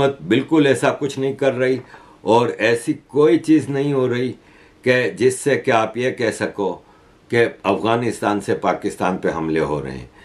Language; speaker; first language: Urdu; native; Urdu